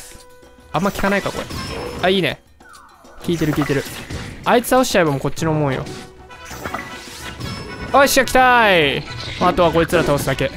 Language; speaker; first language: Japanese; native; Japanese